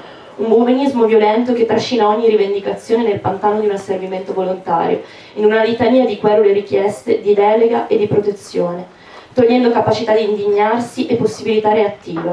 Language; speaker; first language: Italian; native; Italian